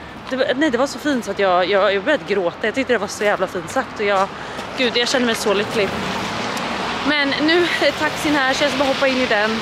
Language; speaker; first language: Swedish; native; Swedish